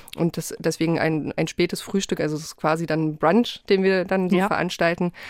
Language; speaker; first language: German; early bilingual, other home language; Polish